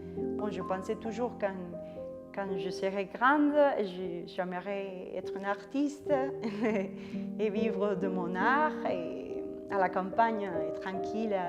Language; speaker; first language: French; non-native, fluent; Spanish